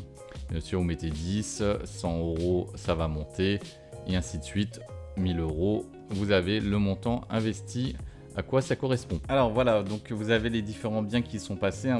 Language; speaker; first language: French; native; French